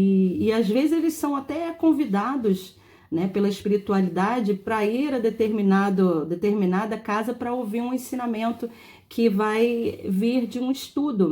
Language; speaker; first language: Portuguese; native; Portuguese